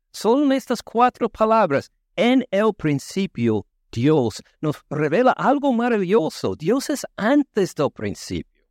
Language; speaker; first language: Spanish; non-native, fluent; English